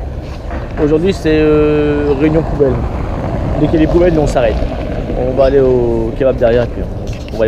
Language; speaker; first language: French; native; French